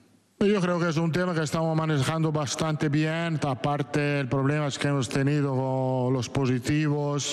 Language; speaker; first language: Spanish; non-native, fluent; Italian